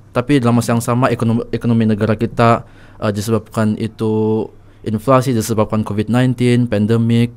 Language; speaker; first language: Malay; native; Malay